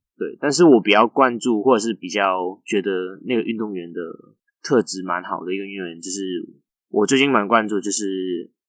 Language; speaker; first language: Chinese; non-native, fluent; Cantonese